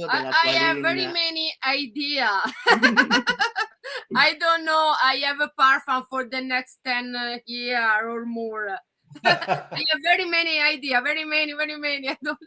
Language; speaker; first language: English; non-native, learner; Italian